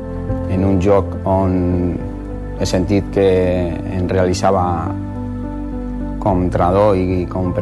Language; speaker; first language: Catalan; non-native, fluent; Spanish